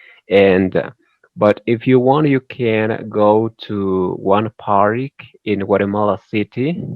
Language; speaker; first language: English; non-native, learner; Spanish